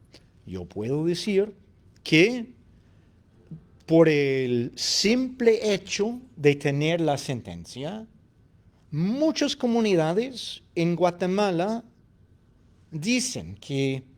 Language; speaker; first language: Spanish; non-native, fluent; English